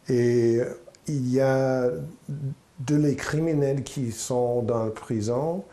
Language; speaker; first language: French; non-native, local second language; English